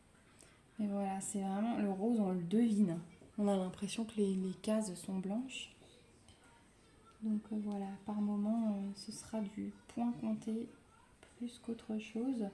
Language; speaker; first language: French; native; French